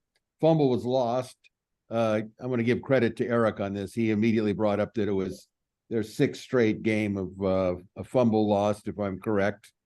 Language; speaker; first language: English; native; English